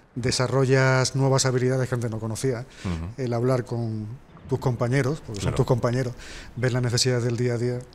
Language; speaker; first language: Spanish; native; Spanish